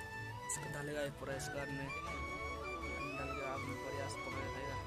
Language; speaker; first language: Hindi; non-native, local second language; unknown